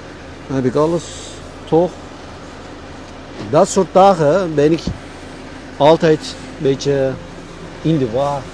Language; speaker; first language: Dutch; non-native, fluent; Turkish